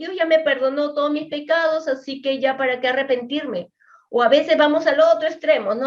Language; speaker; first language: Spanish; native; Spanish